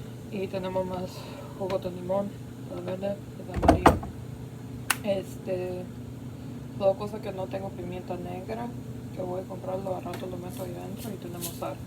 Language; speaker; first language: Spanish; early bilingual, heritage; Spanish